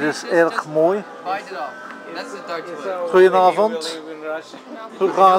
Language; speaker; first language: Dutch; non-native, learner; English